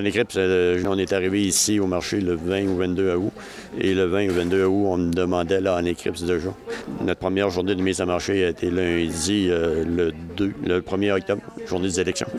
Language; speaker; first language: French; native; French